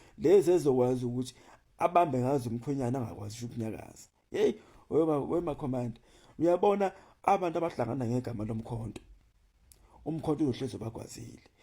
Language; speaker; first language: Zulu; native; Zulu